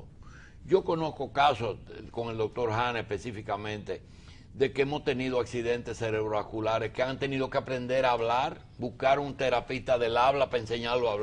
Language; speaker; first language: Spanish; native; Spanish